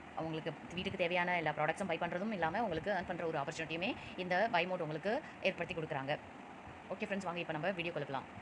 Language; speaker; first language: Tamil; native; Tamil